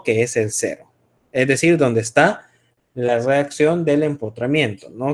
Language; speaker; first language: Spanish; native; Spanish